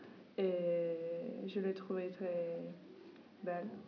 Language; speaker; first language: French; non-native, learner; Italian